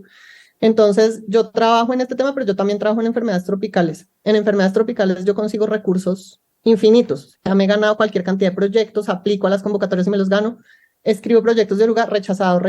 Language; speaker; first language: Spanish; native; Spanish